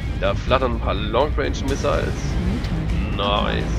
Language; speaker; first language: German; native; German